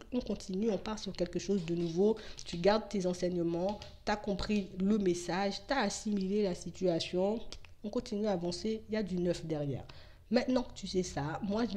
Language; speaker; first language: French; native; French